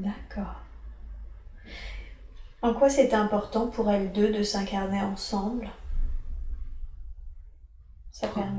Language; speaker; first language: French; native; French